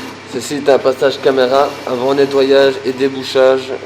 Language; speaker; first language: French; native; French